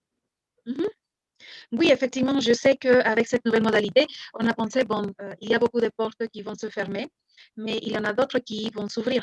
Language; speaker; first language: French; non-native, fluent; Spanish